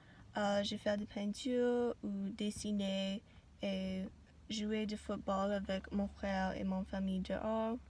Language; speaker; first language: French; non-native, learner; English